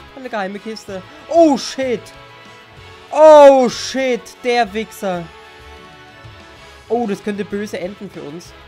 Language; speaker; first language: German; native; German